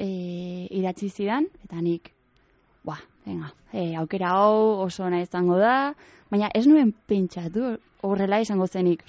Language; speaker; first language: Basque; non-native, local second language; Spanish